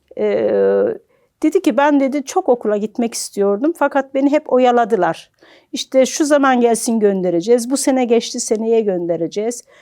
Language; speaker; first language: Turkish; native; Turkish